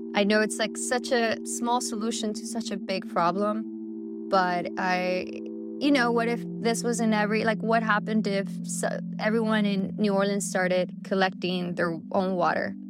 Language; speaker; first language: English; early bilingual, other home language; Spanish